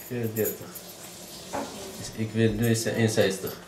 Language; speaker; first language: Dutch; non-native, learner; Arabic